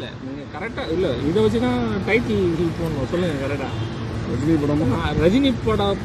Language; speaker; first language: Tamil; native; Tamil